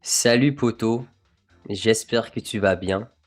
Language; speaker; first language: French; non-native, learner; English